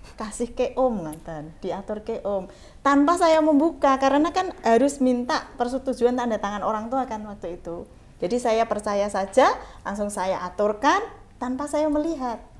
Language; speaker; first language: Indonesian; native; Indonesian